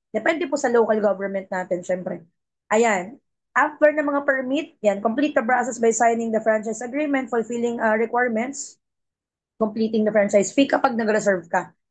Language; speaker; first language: Filipino; non-native, local second language; Cebuano